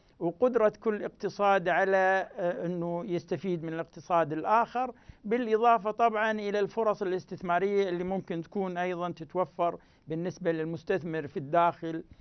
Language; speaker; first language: Arabic; native; Arabic